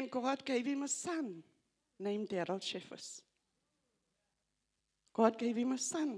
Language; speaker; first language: English; non-native, local second language; Afrikaans